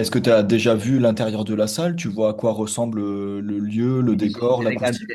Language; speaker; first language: French; native; French